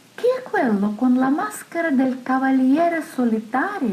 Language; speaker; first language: Italian; non-native, fluent; Ukrainian